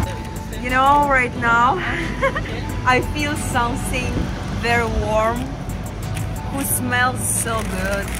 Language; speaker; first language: English; non-native, learner; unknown